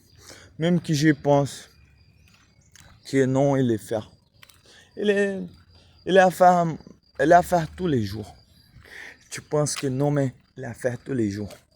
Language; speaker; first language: French; non-native, learner; Portuguese